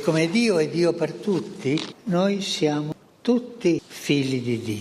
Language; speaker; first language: Italian; early bilingual, heritage; Spanish